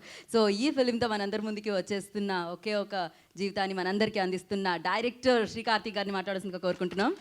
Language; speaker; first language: Telugu; native; Telugu